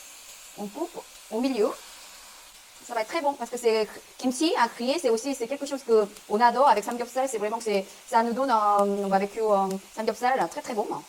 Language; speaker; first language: French; non-native, learner; Korean